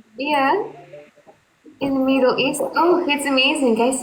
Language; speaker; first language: English; non-native, learner; Russian